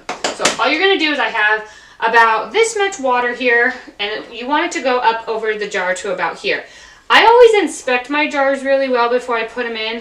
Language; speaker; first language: English; native; English